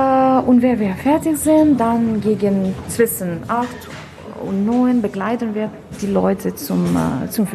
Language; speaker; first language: German; non-native, fluent; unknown